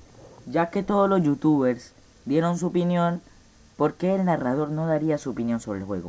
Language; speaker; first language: Spanish; native; Spanish